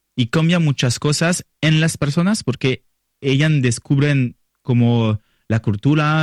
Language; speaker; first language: Spanish; non-native, learner; French